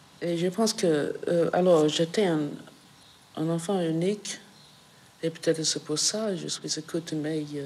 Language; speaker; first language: French; non-native, fluent; English